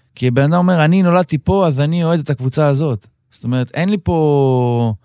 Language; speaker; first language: Hebrew; native; Hebrew